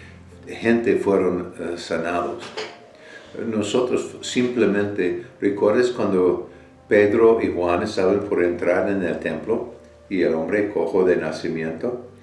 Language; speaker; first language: Spanish; non-native, fluent; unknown